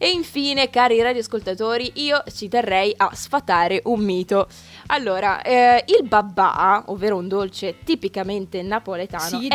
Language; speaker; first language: Italian; native; Italian